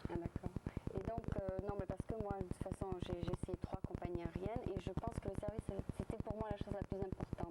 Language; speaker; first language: French; native; French